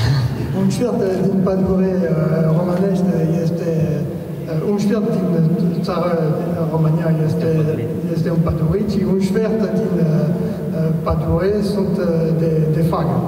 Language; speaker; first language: Romanian; non-native, learner; French